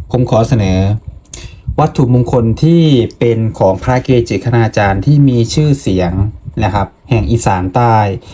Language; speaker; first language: Thai; non-native, local second language; Lao